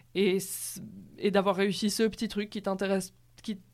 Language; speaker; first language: French; native; French